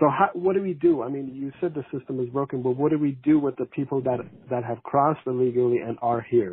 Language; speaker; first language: English; early bilingual, other home language; Persian